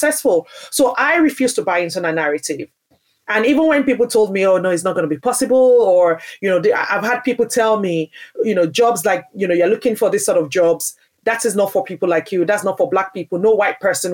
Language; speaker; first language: English; non-native, local second language; Yoruba